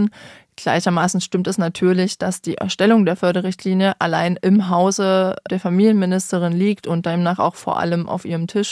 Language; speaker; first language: German; native; German